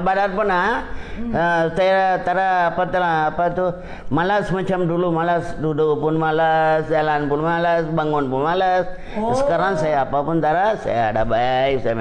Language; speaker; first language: Indonesian; non-native, local second language; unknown